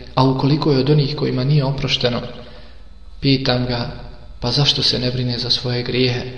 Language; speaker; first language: Bosnian; native; Bosnian